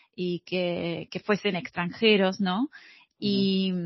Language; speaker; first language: Spanish; native; Spanish